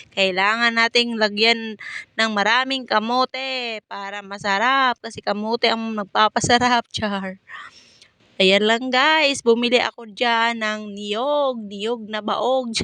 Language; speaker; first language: Filipino; non-native, local second language; Cebuano